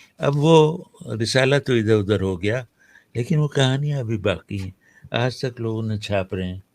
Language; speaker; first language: Urdu; native; Urdu